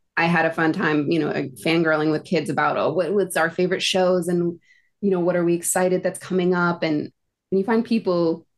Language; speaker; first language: English; native; English